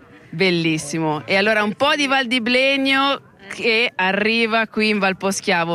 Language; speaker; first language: Italian; native; Italian